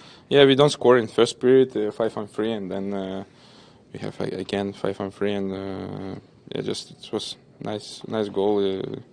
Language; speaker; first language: English; non-native, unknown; Russian